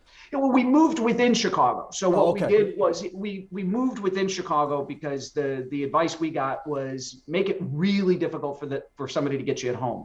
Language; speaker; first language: English; native; English